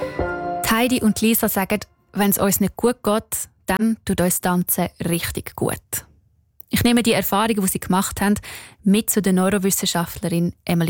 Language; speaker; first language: German; native; German